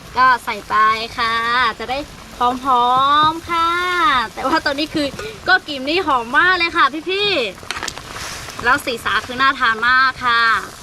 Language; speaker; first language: Thai; non-native, local second language; Lahu